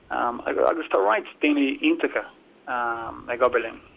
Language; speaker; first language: Irish; non-native, local second language; English